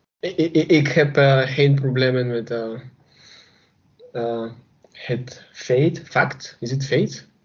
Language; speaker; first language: Dutch; non-native, learner; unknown